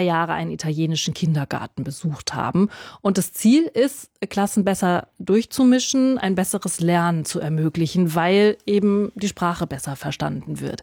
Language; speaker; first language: German; native; German